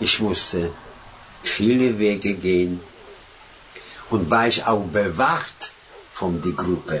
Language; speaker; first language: German; non-native, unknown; Russian